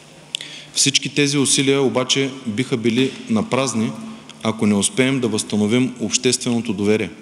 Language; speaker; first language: Bulgarian; native; Bulgarian